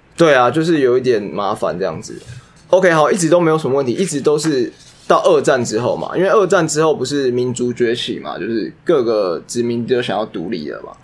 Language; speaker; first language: Chinese; native; Chinese